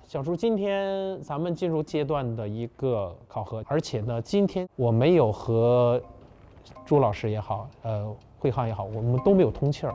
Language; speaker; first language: Chinese; native; Chinese